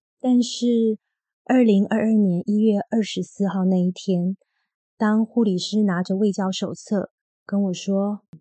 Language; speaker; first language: Chinese; native; Chinese